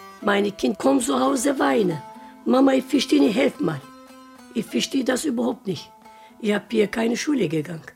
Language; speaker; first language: German; non-native, learner; Turkish